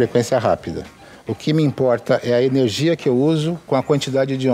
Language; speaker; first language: Portuguese; native; Portuguese